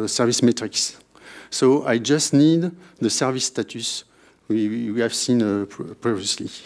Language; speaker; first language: English; non-native, fluent; French